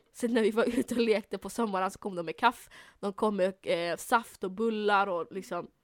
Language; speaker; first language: Swedish; early bilingual, other home language; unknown